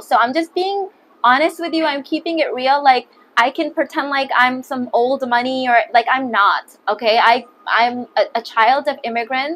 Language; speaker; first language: English; early bilingual, other home language; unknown